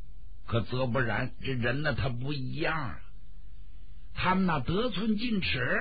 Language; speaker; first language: Chinese; native; Chinese